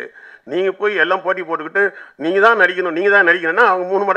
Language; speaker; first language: Tamil; native; Tamil